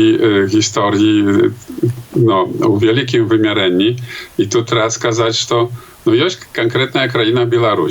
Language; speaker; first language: Polish; non-native, local second language; Belarusian